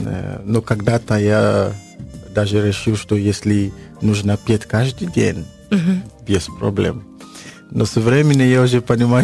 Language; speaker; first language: Russian; non-native, learner; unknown